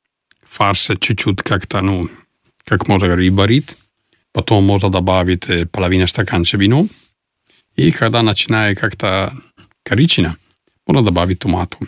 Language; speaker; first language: Russian; non-native, learner; Italian